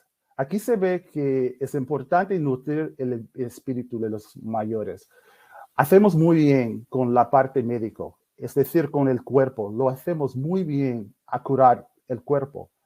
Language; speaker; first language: Spanish; non-native, fluent; English